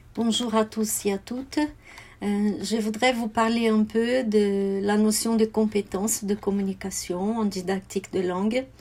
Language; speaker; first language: French; non-native, fluent; Portuguese